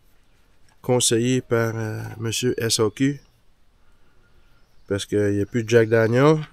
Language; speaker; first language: French; native; French